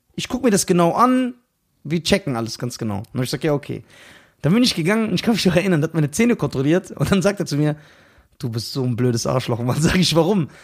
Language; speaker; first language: German; early bilingual, other home language; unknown